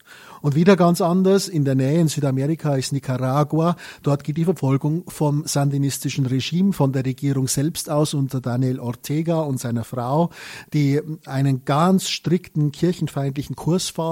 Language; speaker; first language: German; native; German